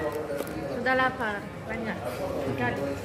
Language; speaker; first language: Indonesian; non-native, learner; French